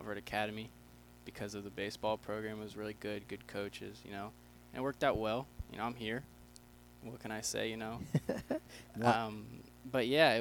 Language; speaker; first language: English; native; English